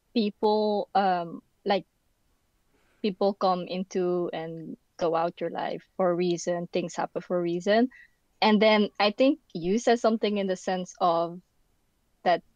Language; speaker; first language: English; non-native, fluent; Dutch